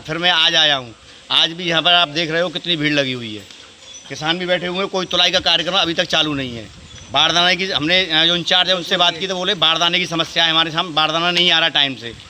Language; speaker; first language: Hindi; native; Hindi